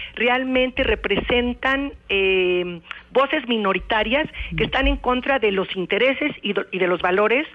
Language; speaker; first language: Spanish; native; Spanish